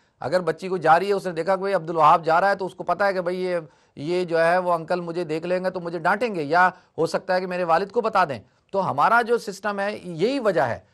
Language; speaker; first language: Urdu; native; Urdu